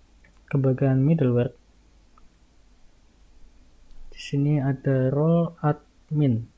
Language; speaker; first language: Indonesian; native; Indonesian